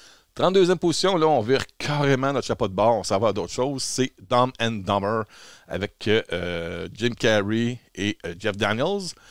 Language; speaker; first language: French; native; French